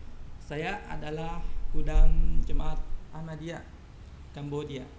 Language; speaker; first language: Indonesian; non-native, learner; Khmer